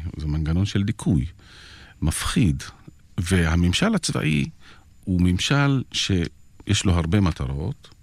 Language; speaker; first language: Hebrew; non-native, local second language; Arabic